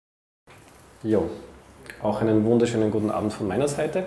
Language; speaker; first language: German; native; German